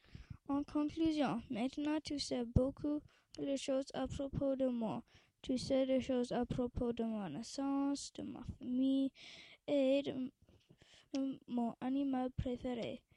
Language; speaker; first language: French; non-native, local second language; English